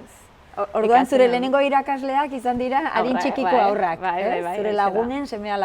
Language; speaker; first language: Basque; native; Basque